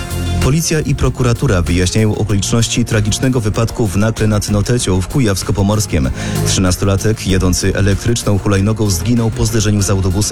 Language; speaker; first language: Polish; native; Polish